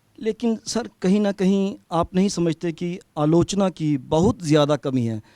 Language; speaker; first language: Hindi; non-native, local second language; Dogri